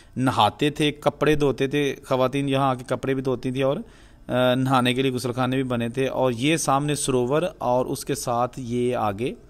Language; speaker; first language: Urdu; non-native, local second language; Punjabi